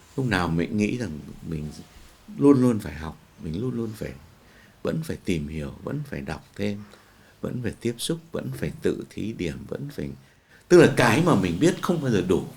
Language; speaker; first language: Vietnamese; native; Vietnamese